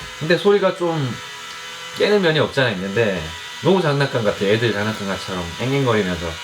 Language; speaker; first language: Korean; native; Korean